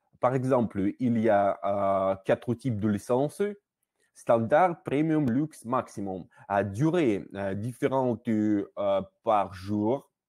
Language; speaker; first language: French; non-native, learner; Russian